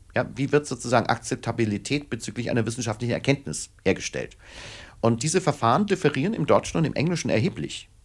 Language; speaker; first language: German; native; German